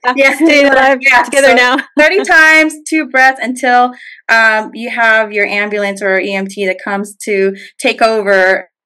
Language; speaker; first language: English; native; English